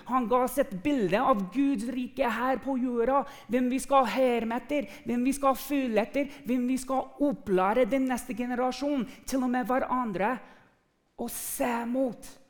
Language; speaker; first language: Norwegian; non-native, fluent; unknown